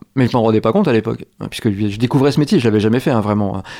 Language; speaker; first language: French; native; French